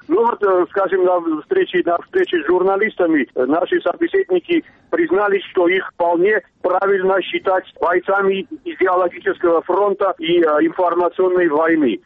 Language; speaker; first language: Russian; non-native, local second language; Armenian